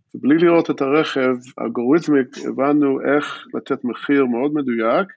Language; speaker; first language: Hebrew; early bilingual, other home language; English